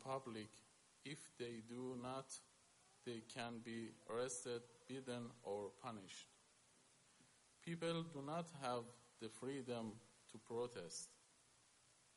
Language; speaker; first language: English; non-native, learner; Persian